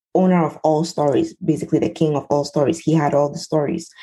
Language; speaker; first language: English; non-native, local second language; Ewe